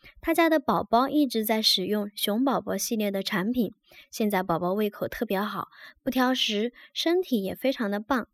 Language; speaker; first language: Chinese; native; Chinese